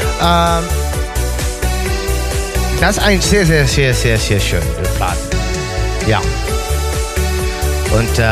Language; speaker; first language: German; non-native, learner; Dutch